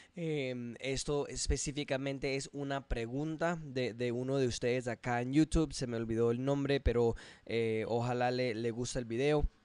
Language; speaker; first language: Spanish; early bilingual, heritage; English